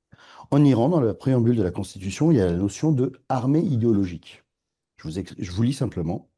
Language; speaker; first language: French; non-native, fluent; Persian